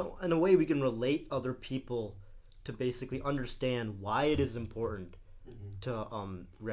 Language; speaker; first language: English; native; English